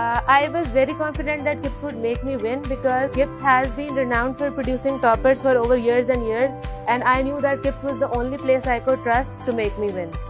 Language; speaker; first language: English; non-native, local second language; Urdu